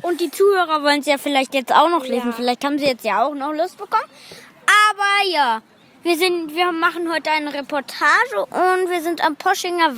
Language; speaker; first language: German; native; German